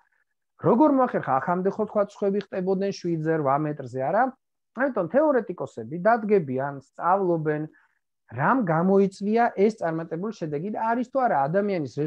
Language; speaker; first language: Georgian; native; Georgian